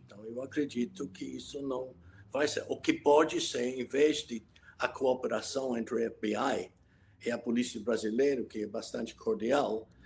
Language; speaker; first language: Portuguese; non-native, fluent; English